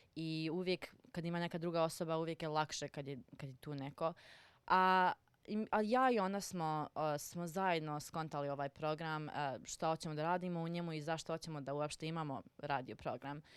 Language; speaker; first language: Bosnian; early bilingual, heritage; Serbian